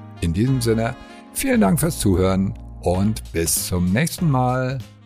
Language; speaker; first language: German; native; German